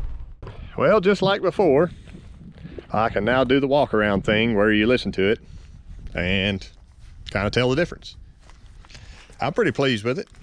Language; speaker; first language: English; native; English